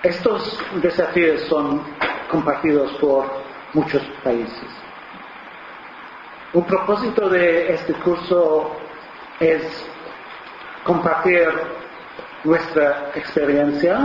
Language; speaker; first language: Spanish; non-native, fluent; English